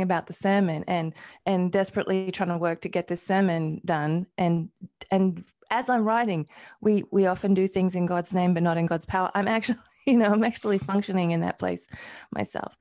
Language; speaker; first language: English; native; English